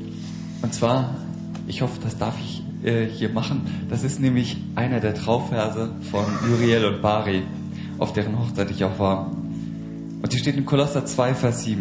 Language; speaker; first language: German; native; German